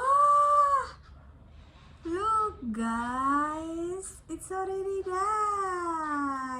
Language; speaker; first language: English; non-native, learner; Indonesian